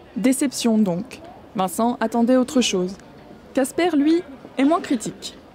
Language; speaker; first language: French; native; French